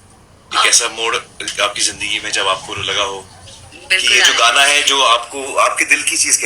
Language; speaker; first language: Hindi; native; Hindi